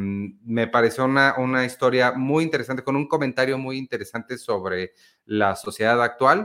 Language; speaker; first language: Spanish; native; Spanish